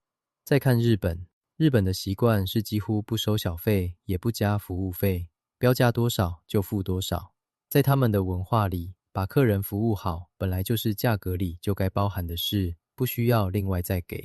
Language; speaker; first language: Chinese; native; Chinese